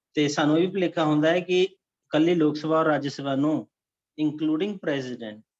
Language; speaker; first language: Hindi; non-native, local second language; Punjabi